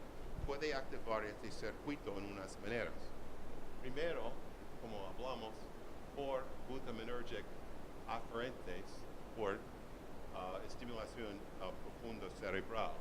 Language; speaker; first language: Spanish; non-native, learner; English